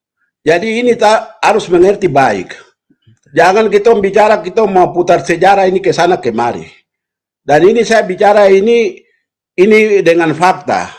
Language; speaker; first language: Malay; non-native, local second language; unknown